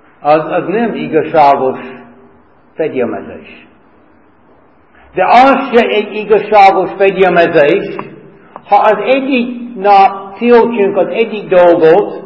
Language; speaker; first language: Hungarian; non-native, fluent; English